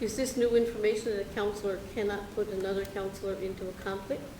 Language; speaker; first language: English; native; English